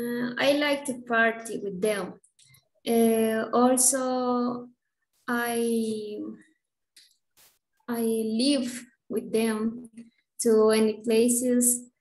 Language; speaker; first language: English; non-native, learner; Spanish